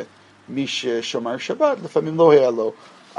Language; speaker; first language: Hebrew; non-native, fluent; English